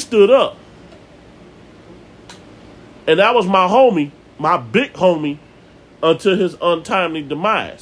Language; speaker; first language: English; native; English